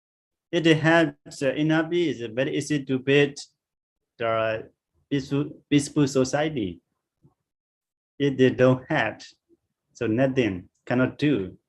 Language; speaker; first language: English; non-native, learner; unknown